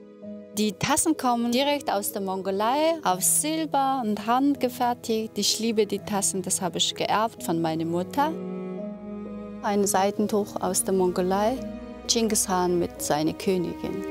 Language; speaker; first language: German; non-native, fluent; Mongolian